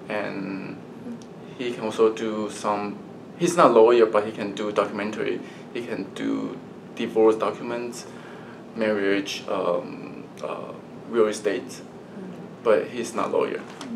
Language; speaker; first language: English; early bilingual, other home language; Chinese